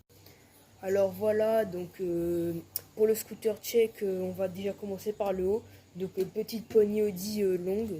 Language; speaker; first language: French; native; French